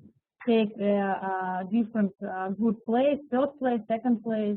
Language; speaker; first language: English; non-native, learner; Russian